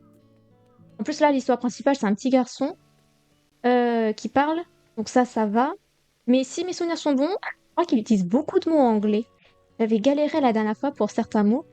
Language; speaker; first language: French; native; French